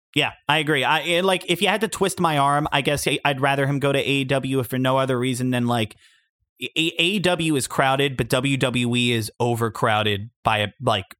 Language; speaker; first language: English; native; English